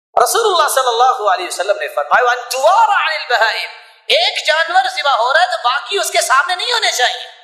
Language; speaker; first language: Urdu; non-native, local second language; Punjabi